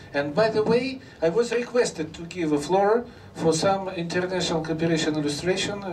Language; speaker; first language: English; non-native, fluent; Russian